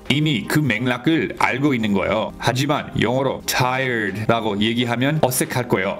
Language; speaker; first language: Korean; non-native, fluent; English